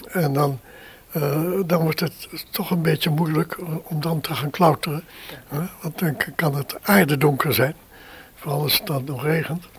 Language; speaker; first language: Dutch; native; Dutch